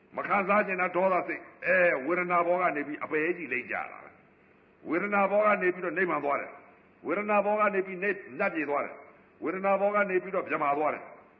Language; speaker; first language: Burmese; native; Burmese